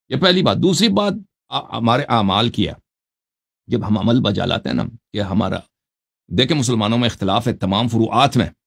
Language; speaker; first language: Urdu; native; Urdu